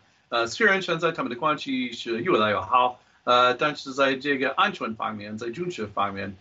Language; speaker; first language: Chinese; non-native, fluent; English